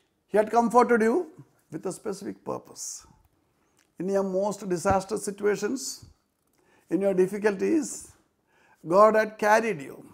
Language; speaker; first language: English; non-native, local second language; Malayalam